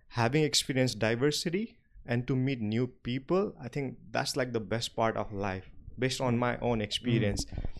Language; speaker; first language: English; non-native, local second language; Nepali